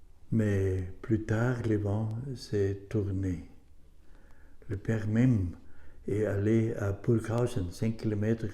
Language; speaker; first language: French; non-native, learner; German